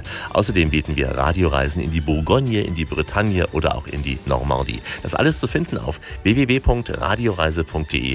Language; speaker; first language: German; native; German